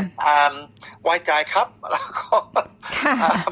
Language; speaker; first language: Thai; non-native, fluent; English